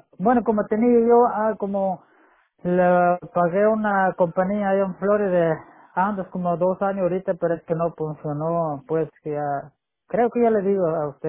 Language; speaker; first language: Spanish; non-native, local second language; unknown